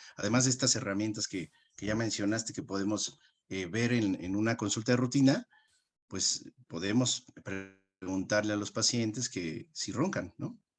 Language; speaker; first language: Spanish; native; Spanish